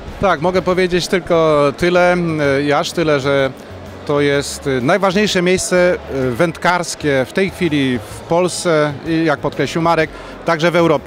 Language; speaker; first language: Polish; native; Polish